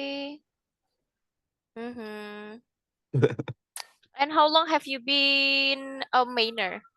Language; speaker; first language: English; non-native, fluent; Indonesian